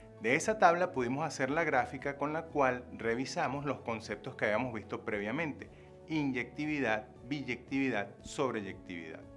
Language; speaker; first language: Spanish; native; Spanish